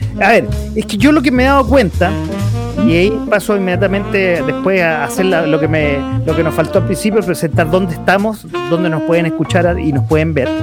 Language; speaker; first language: Spanish; native; Spanish